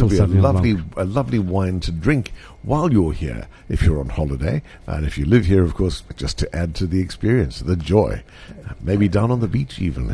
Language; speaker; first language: English; native; English